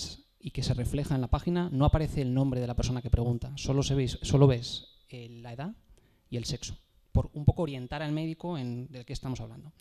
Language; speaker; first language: Spanish; native; Spanish